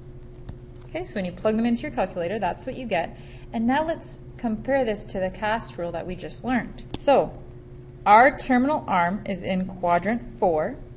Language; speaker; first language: English; native; English